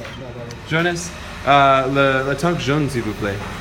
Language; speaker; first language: French; non-native, learner; English